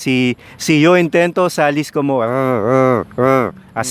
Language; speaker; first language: Spanish; non-native, fluent; Filipino